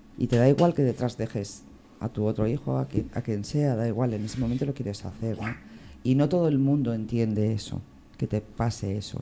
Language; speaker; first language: Spanish; native; Spanish